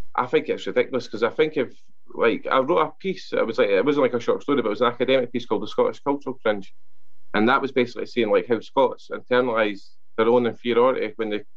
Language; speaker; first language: English; non-native, local second language; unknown